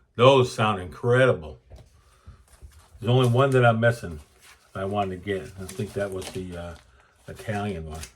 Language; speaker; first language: English; native; English